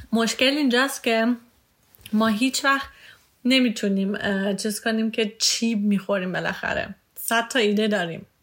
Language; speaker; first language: Persian; early bilingual, heritage; Persian